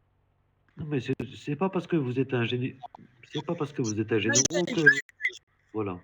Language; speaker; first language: French; native; French